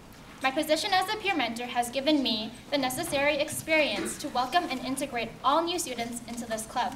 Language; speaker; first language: English; native; English